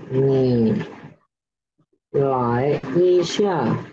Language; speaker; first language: Chinese; non-native, learner; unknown